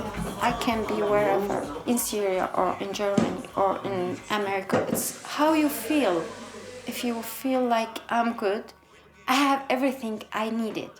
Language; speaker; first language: English; non-native, learner; Arabic